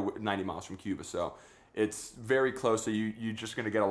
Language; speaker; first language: English; early bilingual, other home language; Spanish